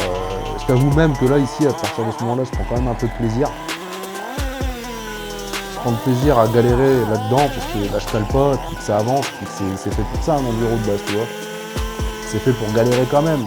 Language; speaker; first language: French; native; French